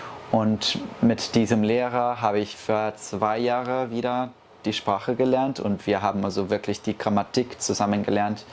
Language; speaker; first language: German; early bilingual, heritage; Spanish